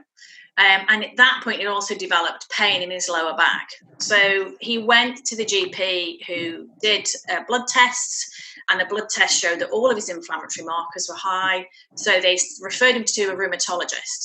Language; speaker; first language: English; native; English